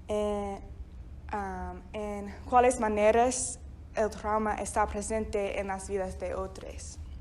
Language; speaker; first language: Spanish; non-native, fluent; English